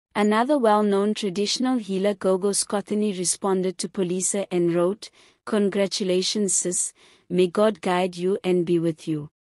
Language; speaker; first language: English; non-native, local second language; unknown